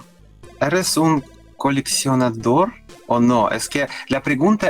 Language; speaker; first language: Spanish; non-native, learner; Russian